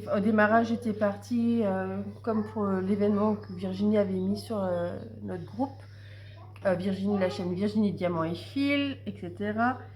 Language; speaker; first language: French; native; French